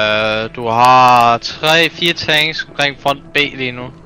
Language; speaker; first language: Danish; native; Danish